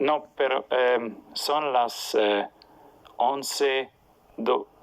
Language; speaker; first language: Spanish; non-native, learner; English